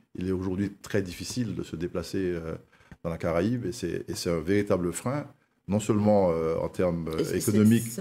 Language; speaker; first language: French; native; French